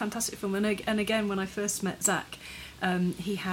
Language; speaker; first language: English; native; English